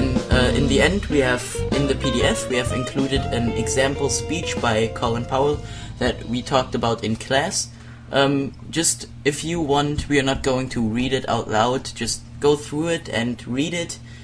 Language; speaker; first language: English; non-native, fluent; German